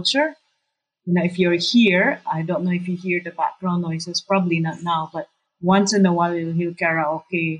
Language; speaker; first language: English; non-native, local second language; Cebuano